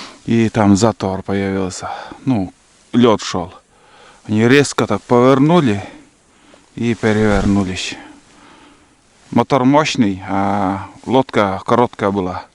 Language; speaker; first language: Russian; native; Russian